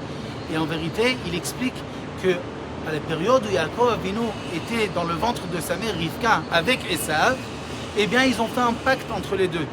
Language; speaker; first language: French; native; French